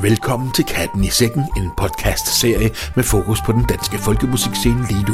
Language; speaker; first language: Danish; native; Danish